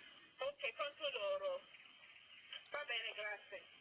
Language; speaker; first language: Italian; non-native, learner; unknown